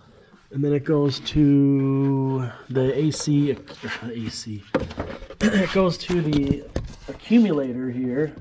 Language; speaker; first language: English; native; English